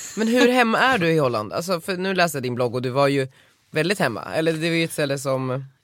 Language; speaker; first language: Swedish; native; Swedish